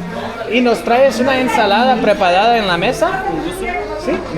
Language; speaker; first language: Spanish; early bilingual, heritage; English